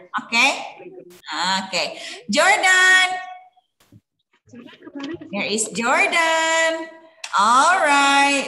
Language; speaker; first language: English; non-native, fluent; Indonesian